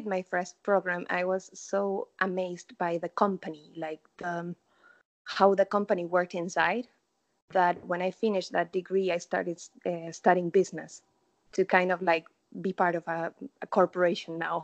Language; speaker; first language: English; non-native, fluent; Spanish